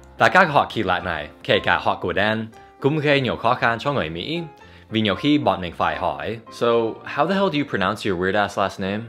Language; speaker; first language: Vietnamese; non-native, fluent; English